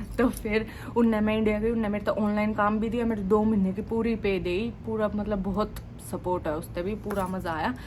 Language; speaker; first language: Hindi; native; Hindi